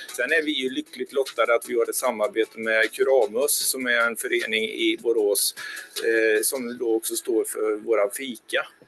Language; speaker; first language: Swedish; native; Swedish